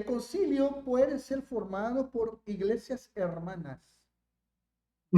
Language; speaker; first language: Spanish; non-native, fluent; Portuguese